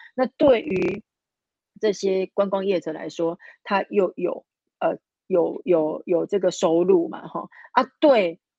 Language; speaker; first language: Chinese; native; Chinese